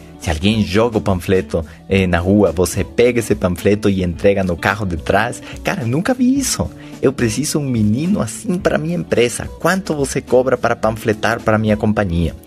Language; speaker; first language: Portuguese; non-native, fluent; Spanish